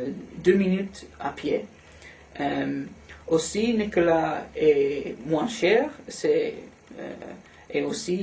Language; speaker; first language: French; non-native, learner; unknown